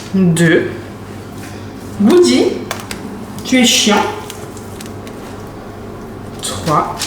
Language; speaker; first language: French; native; French